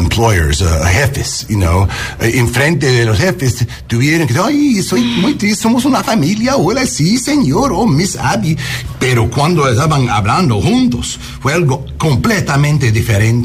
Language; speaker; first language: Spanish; early bilingual, heritage; English